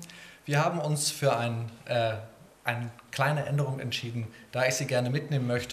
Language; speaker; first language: German; native; German